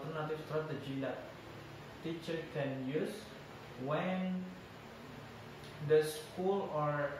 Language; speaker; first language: English; non-native, learner; Indonesian